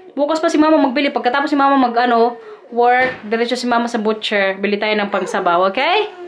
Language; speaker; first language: Filipino; non-native, local second language; Waray